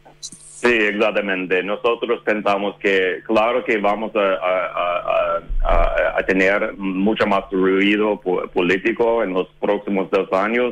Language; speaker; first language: Spanish; non-native, fluent; English